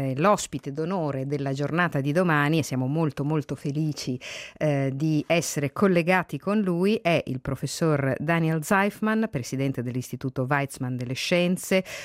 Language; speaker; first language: Italian; native; Italian